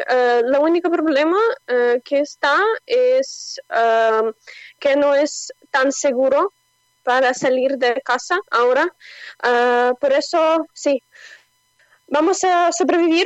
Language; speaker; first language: Spanish; non-native, fluent; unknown